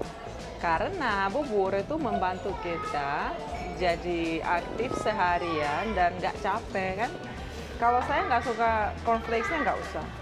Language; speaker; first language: Indonesian; non-native, fluent; Russian